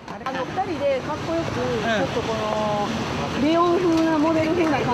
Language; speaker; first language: Japanese; native; Japanese